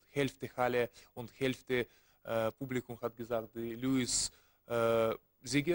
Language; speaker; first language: German; non-native, learner; Russian